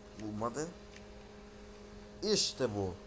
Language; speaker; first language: Turkish; non-native, learner; Russian